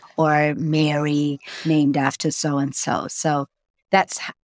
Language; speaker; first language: English; native; English